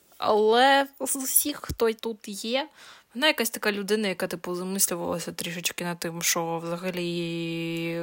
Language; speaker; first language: Ukrainian; non-native, local second language; Russian